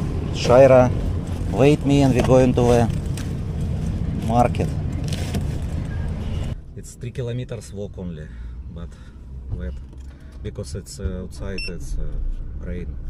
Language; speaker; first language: English; non-native, learner; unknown